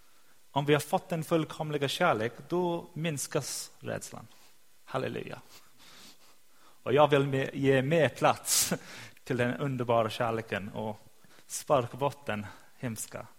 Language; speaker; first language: Swedish; non-native, fluent; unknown